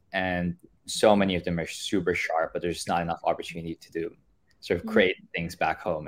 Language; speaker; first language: English; non-native, local second language; Filipino